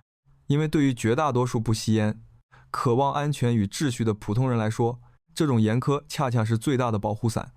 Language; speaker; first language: Chinese; native; Chinese